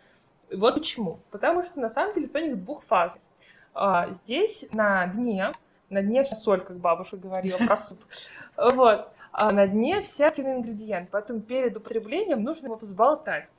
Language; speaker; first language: Russian; native; Russian